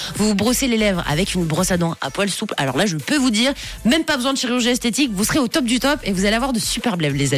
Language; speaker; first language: French; native; French